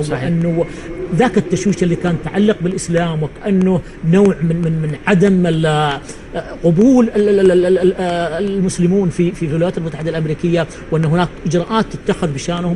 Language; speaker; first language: Arabic; native; Arabic